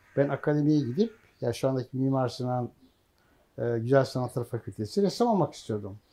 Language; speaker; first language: Turkish; native; Turkish